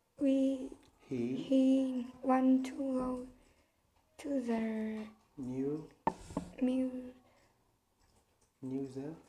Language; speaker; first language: English; non-native, learner; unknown